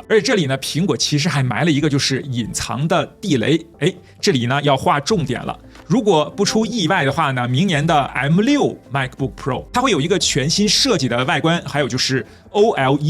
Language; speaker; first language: Chinese; native; Chinese